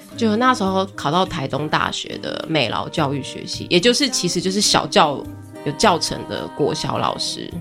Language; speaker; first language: Chinese; native; Chinese